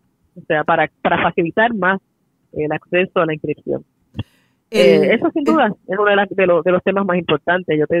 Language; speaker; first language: Spanish; native; Spanish